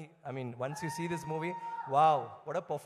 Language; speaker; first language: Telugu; non-native, learner; Tamil